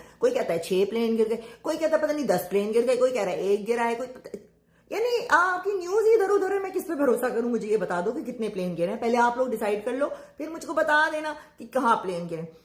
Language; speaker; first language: Urdu; native; Urdu